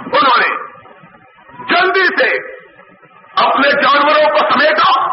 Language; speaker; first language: Urdu; non-native, local second language; Punjabi